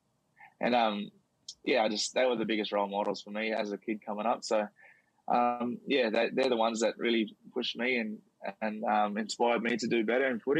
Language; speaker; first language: English; native; English